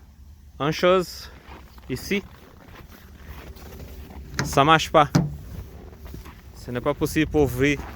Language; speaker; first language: French; non-native, learner; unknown